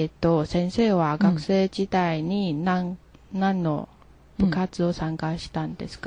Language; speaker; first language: Japanese; non-native, learner; Chinese